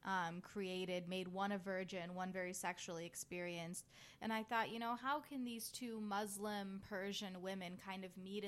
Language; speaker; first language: English; native; English